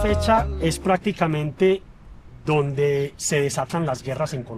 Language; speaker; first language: Spanish; native; Spanish